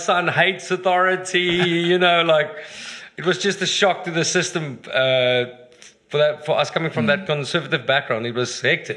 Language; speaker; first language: English; non-native, local second language; Afrikaans